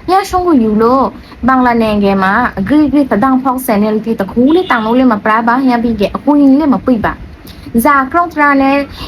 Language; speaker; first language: Burmese; native; Burmese